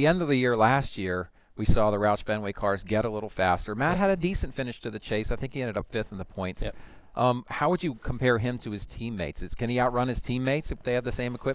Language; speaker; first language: English; native; English